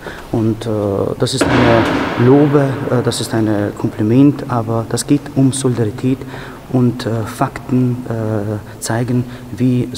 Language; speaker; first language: German; non-native, fluent; Ukrainian